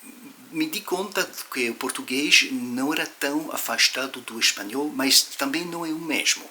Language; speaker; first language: Portuguese; non-native, fluent; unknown